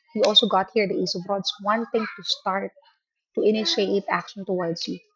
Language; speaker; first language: English; non-native, local second language; Filipino